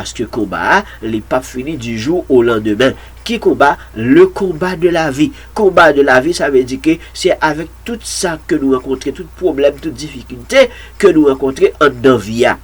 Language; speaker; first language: French; non-native, local second language; Haitian Creole